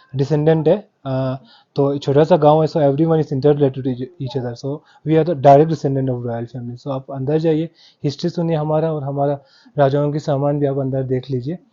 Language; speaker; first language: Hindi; non-native, local second language; Balti